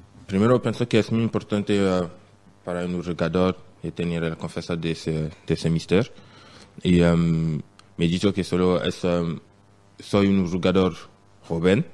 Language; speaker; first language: Spanish; non-native, learner; French